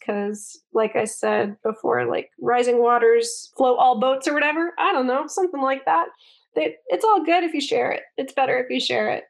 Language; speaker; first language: English; native; English